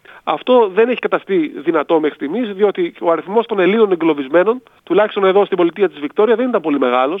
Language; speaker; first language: Greek; native; Greek